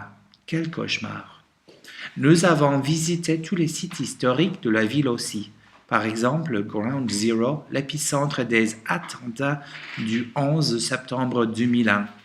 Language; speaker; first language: French; non-native, learner; English